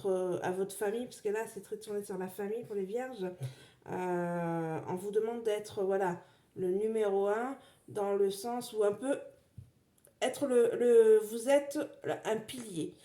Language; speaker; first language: French; native; French